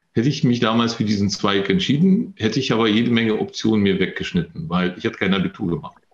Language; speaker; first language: German; early bilingual, other home language; Russian